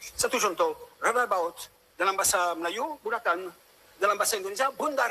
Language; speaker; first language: Indonesian; non-native, fluent; French